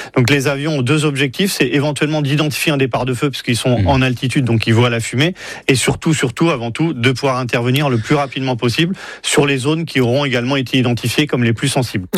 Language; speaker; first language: French; native; French